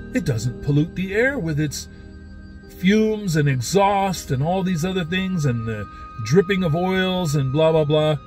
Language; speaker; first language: English; native; English